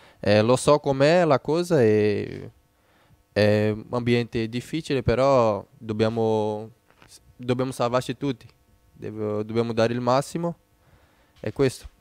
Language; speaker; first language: Italian; non-native, fluent; Portuguese